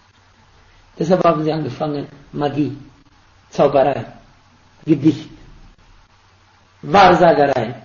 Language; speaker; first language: German; non-native, fluent; Arabic